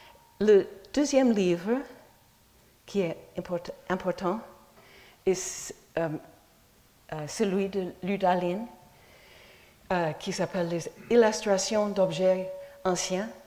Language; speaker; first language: French; non-native, fluent; English